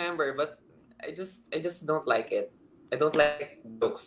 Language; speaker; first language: English; non-native, local second language; Filipino